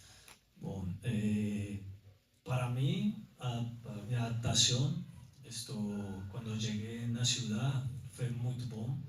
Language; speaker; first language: Portuguese; non-native, learner; Spanish